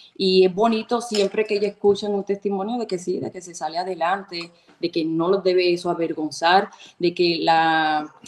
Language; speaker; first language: Spanish; native; Spanish